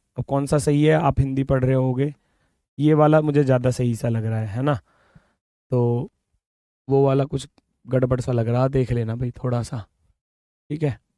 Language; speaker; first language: Hindi; native; Hindi